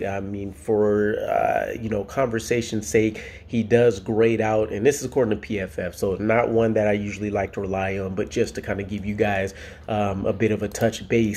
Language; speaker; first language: English; native; English